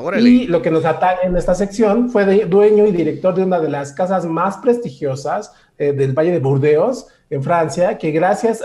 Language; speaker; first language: Spanish; native; Spanish